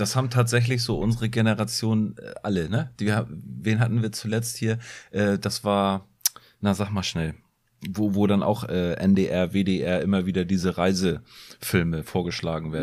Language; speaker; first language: German; native; German